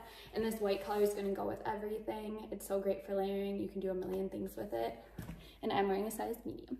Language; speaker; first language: English; native; English